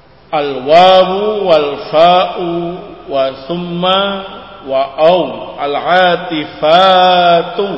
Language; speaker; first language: Arabic; non-native, learner; Indonesian